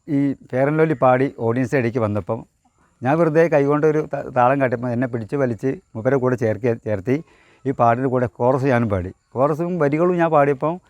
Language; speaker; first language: Malayalam; native; Malayalam